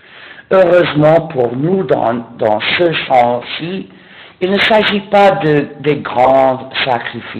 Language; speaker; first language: French; non-native, fluent; English